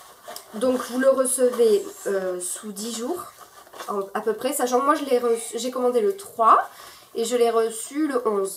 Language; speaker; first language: French; native; French